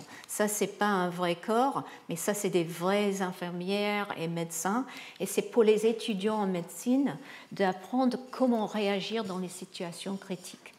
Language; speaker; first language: French; non-native, fluent; English